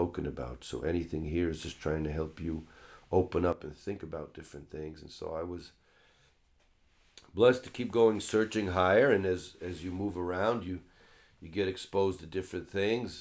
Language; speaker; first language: English; native; English